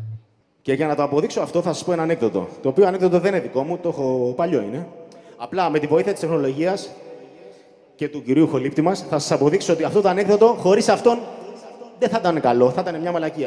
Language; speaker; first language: Greek; native; Greek